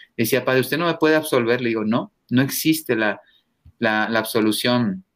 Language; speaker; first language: Spanish; native; Spanish